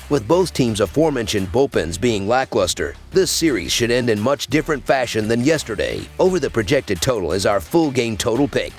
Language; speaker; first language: English; native; English